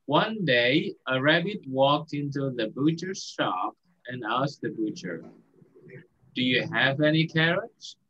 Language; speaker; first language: English; non-native, fluent; Indonesian